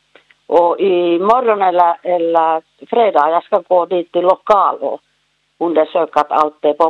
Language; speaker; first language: Swedish; non-native, learner; Finnish